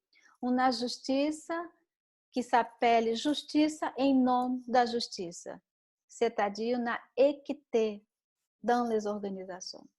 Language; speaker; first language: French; non-native, learner; Portuguese